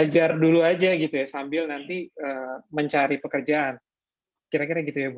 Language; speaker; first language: Indonesian; native; Indonesian